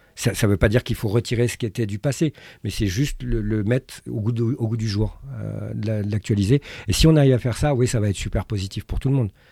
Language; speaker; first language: French; early bilingual, other home language; Arabic